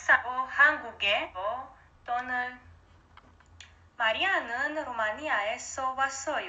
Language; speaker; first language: Korean; non-native, learner; Romanian